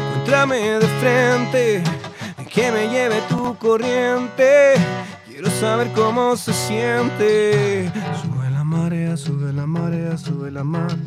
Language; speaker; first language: Spanish; native; Spanish